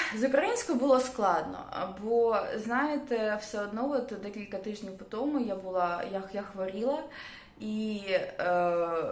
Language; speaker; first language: Ukrainian; non-native, local second language; Russian